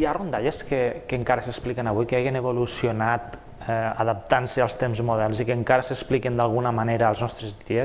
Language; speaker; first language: Catalan; native; Catalan